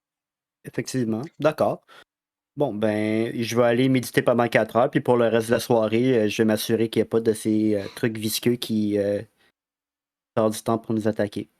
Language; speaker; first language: French; native; French